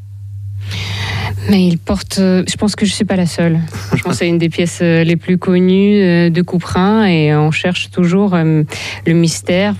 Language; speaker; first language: French; non-native, fluent; Ukrainian